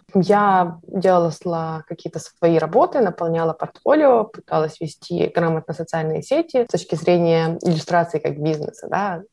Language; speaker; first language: Russian; native; Russian